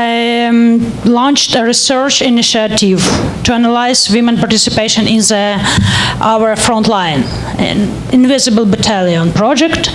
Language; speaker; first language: English; non-native, learner; Ukrainian